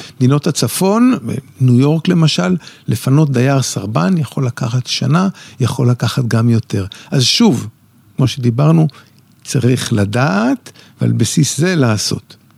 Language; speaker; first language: Hebrew; native; Hebrew